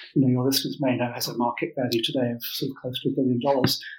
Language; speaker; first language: English; native; English